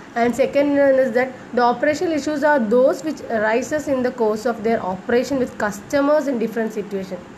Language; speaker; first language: English; non-native, local second language; Malayalam